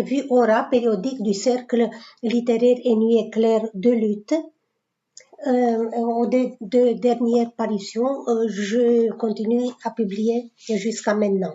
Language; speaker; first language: French; non-native, fluent; Romanian